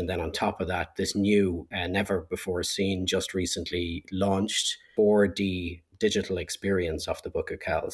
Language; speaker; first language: English; native; English